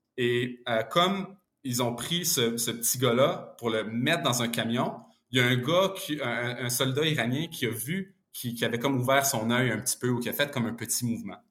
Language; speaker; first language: French; early bilingual, other home language; Bosnian